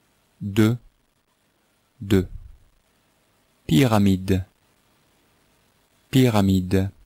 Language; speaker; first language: French; native; French